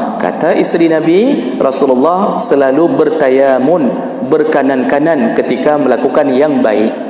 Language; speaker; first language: Malay; non-native, fluent; Achinese